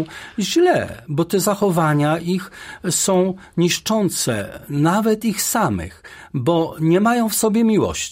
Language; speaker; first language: Polish; native; Polish